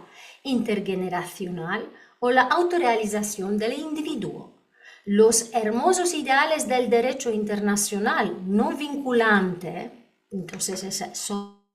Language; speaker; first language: Spanish; non-native, learner; Polish